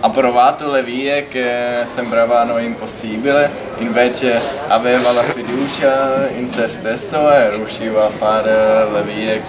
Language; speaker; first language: Italian; non-native, fluent; Czech